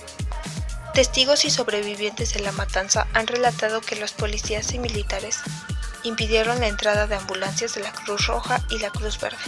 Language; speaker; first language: Spanish; native; Spanish